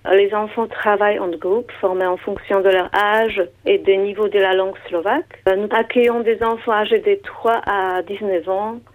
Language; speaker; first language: French; non-native, fluent; Slovak